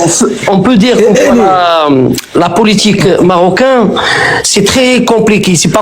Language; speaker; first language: French; non-native, local second language; Arabic